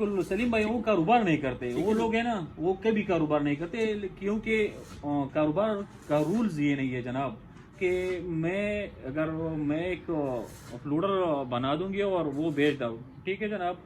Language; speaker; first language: Hindi; non-native, local second language; Pashto